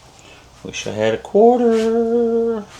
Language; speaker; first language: English; native; English